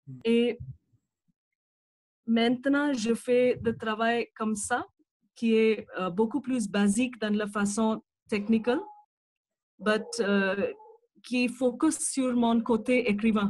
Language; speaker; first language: French; non-native, fluent; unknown